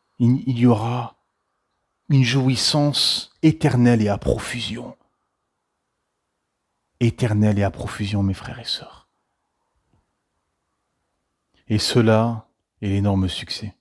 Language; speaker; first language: French; native; French